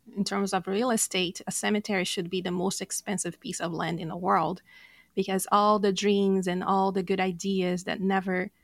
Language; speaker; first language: English; non-native, fluent; Portuguese